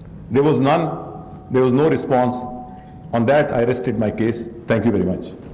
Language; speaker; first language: English; non-native, local second language; Urdu